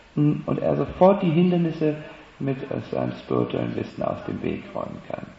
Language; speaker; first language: German; native; German